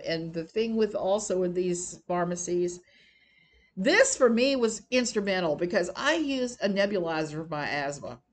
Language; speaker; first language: English; native; English